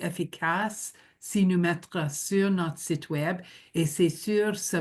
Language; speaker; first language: French; non-native, local second language; English